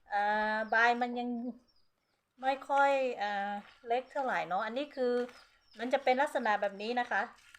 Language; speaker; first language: Thai; non-native, local second language; Hmong